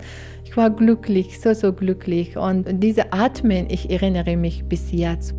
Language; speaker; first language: German; non-native, learner; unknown